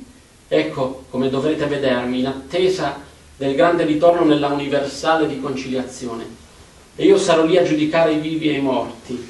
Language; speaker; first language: Italian; native; Italian